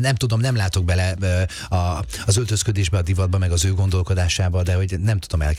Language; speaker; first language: Hungarian; native; Hungarian